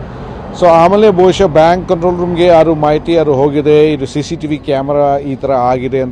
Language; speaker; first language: Kannada; non-native, learner; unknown